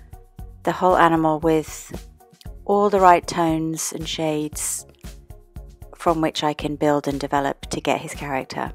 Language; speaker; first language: English; native; English